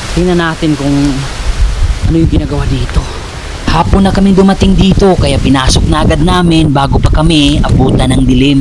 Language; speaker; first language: Filipino; non-native, local second language; Cebuano